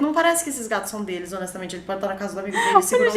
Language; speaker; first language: Portuguese; native; Portuguese